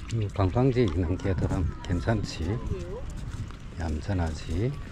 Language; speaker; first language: Korean; native; Korean